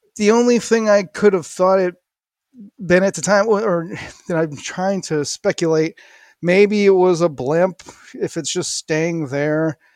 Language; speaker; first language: English; native; English